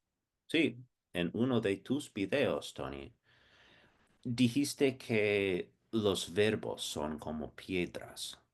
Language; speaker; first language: Spanish; non-native, fluent; English